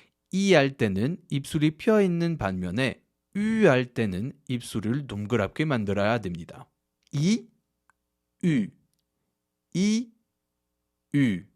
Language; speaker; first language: Korean; non-native, fluent; French